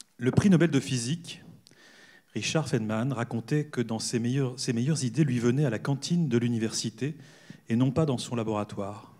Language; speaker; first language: French; native; French